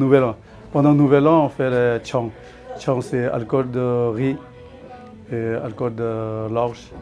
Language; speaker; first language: French; non-native, learner; Tibetan